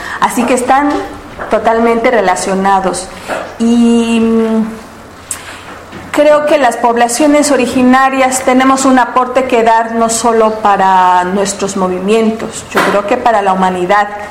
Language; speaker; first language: Spanish; native; Spanish